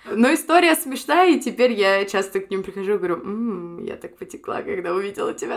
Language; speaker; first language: Russian; native; Russian